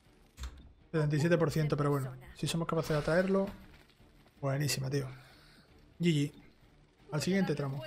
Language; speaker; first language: Spanish; native; Spanish